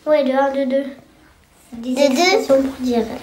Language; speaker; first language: French; native; French